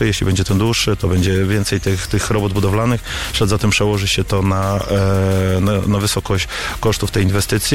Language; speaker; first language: Polish; native; Polish